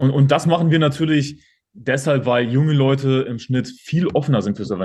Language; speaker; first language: German; native; German